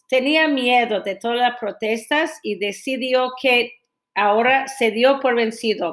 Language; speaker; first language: Spanish; non-native, fluent; English